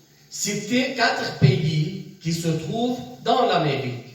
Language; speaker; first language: French; non-native, local second language; Arabic